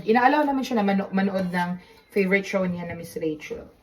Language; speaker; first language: Filipino; non-native, local second language; Cebuano